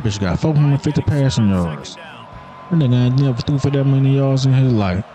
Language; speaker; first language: English; native; English